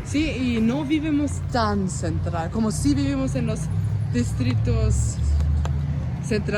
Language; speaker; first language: Spanish; non-native, fluent; German